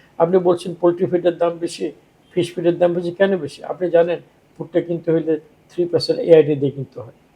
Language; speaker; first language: Bangla; native; Bangla